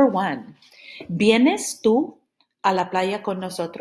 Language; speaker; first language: Spanish; non-native, fluent; English